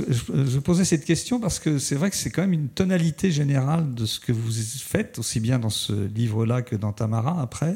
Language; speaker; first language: French; native; French